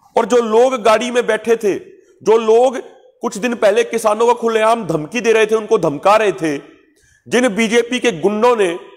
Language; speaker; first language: Hindi; non-native, local second language; Punjabi